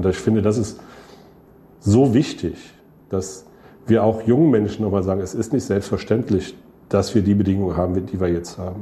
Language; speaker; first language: German; native; German